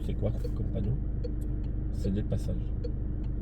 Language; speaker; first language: French; native; French